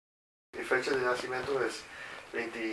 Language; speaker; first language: Spanish; non-native, learner; English